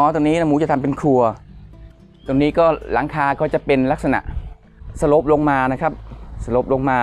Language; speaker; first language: Thai; native; Thai